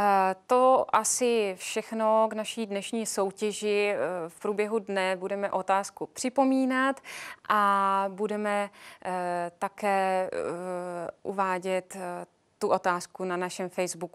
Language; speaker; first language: Czech; native; Czech